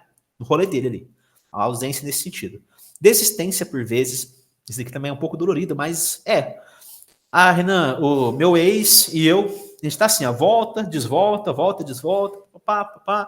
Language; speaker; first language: Portuguese; native; Portuguese